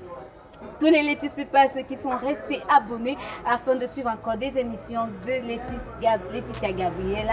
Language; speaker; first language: French; native; French